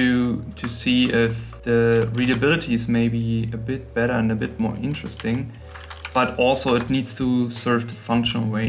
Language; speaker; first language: English; non-native, fluent; German